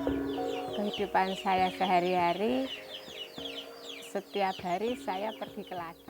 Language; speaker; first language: Indonesian; non-native, local second language; Javanese